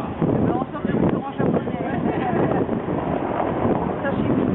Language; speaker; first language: French; non-native, learner; Dutch